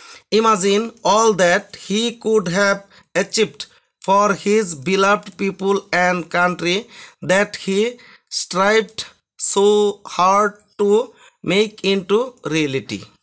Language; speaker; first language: English; non-native, local second language; Bangla